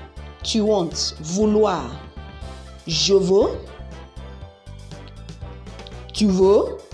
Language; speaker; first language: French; non-native, learner; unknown